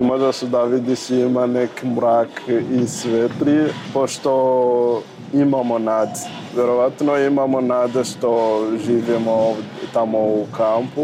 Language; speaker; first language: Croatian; non-native, learner; Rundi